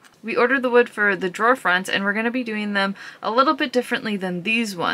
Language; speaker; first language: English; native; English